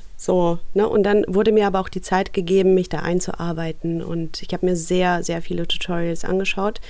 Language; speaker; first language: German; early bilingual, other home language; Russian